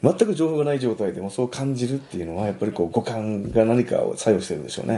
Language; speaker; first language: Japanese; native; Japanese